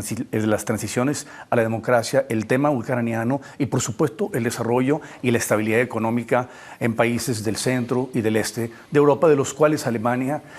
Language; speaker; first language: Spanish; native; Spanish